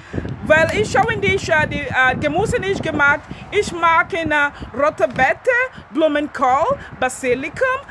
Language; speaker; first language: German; non-native, learner; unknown